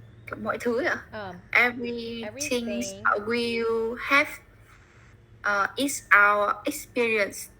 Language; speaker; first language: English; non-native, learner; Vietnamese